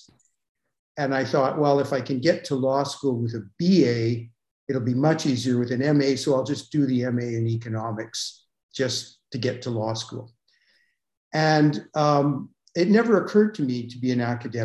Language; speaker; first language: English; native; English